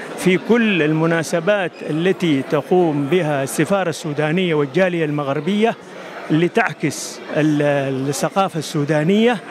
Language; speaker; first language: Arabic; native; Arabic